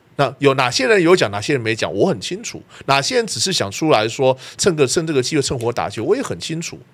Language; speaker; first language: Chinese; native; Chinese